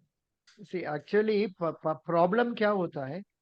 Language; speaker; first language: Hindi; non-native, local second language; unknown